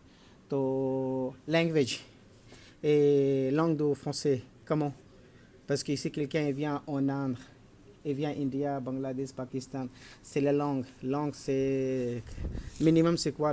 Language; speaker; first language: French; non-native, learner; Hindi